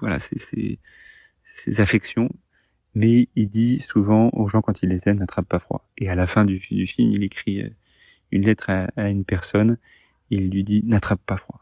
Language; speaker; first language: French; native; French